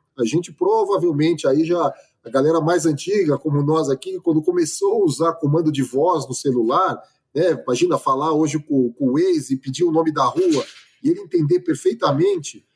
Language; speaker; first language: Portuguese; native; Portuguese